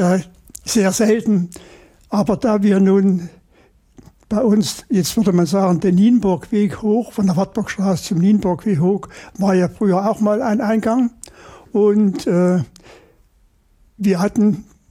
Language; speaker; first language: German; native; German